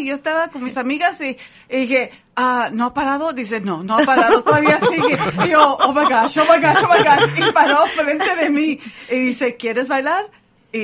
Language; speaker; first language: Spanish; early bilingual, heritage; Spanish